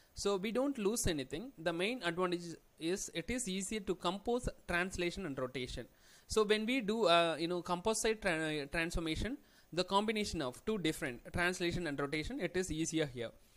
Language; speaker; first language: English; non-native, local second language; Tamil